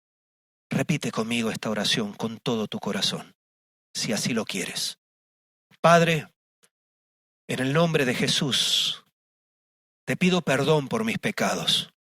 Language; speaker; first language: Spanish; native; Spanish